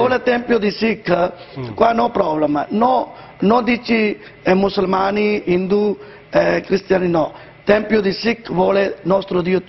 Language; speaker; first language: Italian; non-native, learner; Punjabi